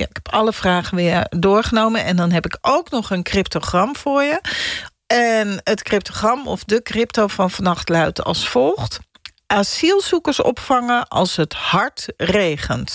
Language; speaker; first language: Dutch; native; Dutch